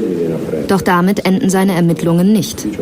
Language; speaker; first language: German; native; German